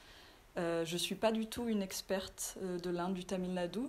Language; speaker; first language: French; native; French